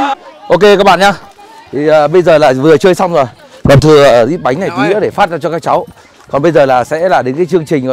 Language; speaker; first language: Vietnamese; native; Vietnamese